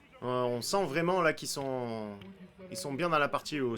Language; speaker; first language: French; native; French